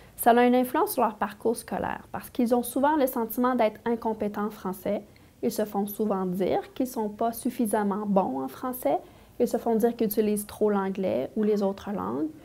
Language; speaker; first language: French; native; French